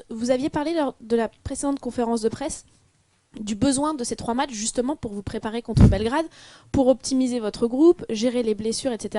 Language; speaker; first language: French; native; French